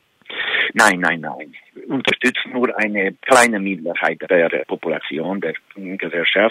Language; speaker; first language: German; non-native, fluent; Hungarian